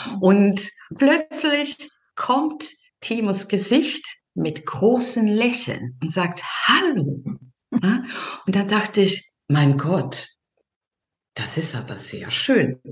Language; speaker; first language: German; non-native, fluent; Serbian